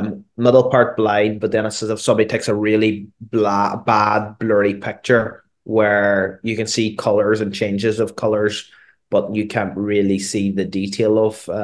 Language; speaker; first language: English; native; English